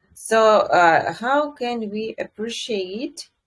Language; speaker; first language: English; non-native, fluent; Russian